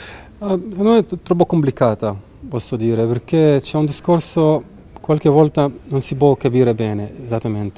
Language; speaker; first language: Italian; non-native, learner; Arabic